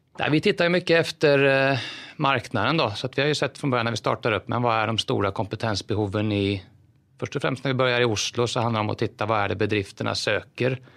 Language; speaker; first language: Swedish; native; Swedish